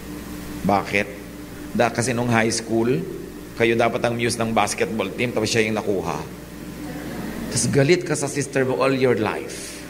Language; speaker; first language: Filipino; native; Filipino